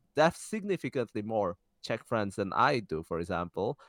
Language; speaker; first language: English; early bilingual, heritage; Czech